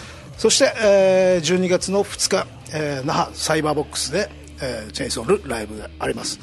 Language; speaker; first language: Japanese; native; Japanese